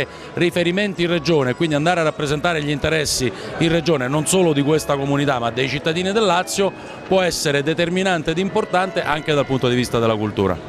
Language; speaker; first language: Italian; native; Italian